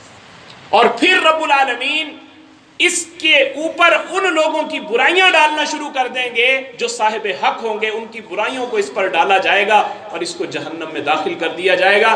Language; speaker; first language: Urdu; non-native, local second language; Punjabi